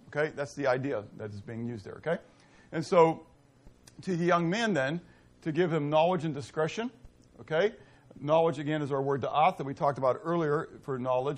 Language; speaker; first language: English; native; English